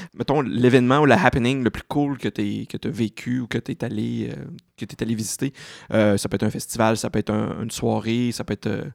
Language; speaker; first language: French; native; French